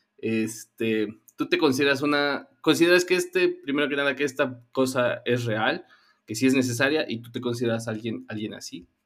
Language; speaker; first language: Spanish; native; Spanish